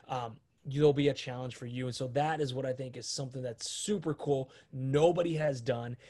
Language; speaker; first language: English; native; English